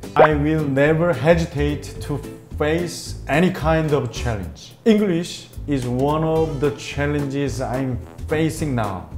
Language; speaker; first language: English; non-native, learner; Korean